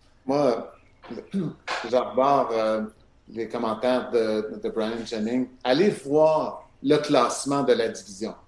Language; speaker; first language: French; native; French